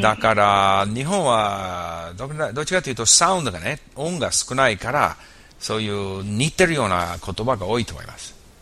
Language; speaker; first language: Japanese; non-native, fluent; English